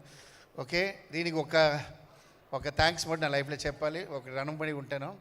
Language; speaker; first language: Telugu; non-native, learner; Tamil